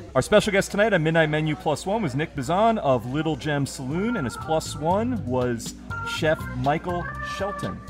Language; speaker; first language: English; early bilingual, other home language; Spanish